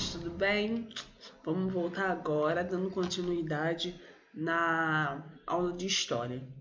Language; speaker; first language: Portuguese; native; Portuguese